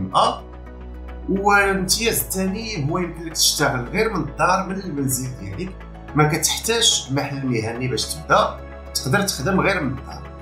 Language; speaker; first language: Arabic; native; Arabic